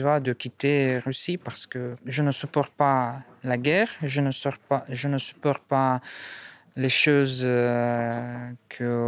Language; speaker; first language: French; non-native, learner; Russian